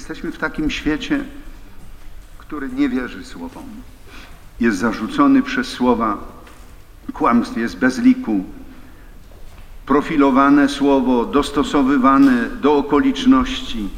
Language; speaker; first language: Polish; native; Polish